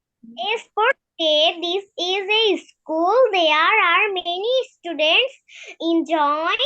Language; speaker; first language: English; non-native, learner; Bangla